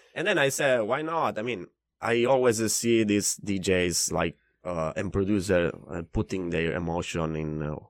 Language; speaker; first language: English; non-native, fluent; Italian